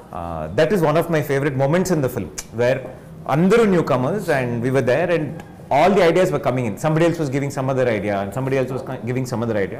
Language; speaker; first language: Telugu; native; Telugu